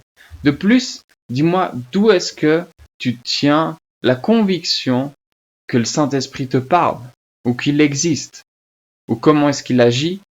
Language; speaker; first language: French; native; French